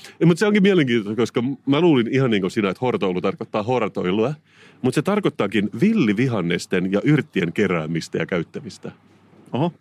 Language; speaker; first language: Finnish; native; Finnish